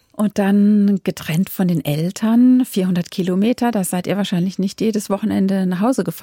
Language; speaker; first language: German; native; German